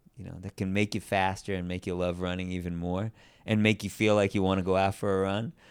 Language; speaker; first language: English; native; English